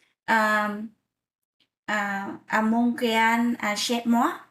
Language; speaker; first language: French; non-native, learner; Vietnamese